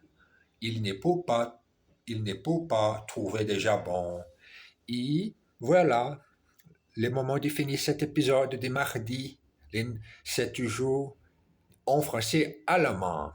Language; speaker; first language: French; non-native, learner; Portuguese